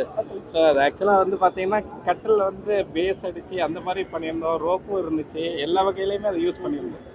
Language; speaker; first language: Tamil; native; Tamil